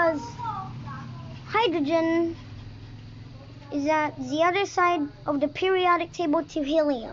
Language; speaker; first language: English; non-native, local second language; Filipino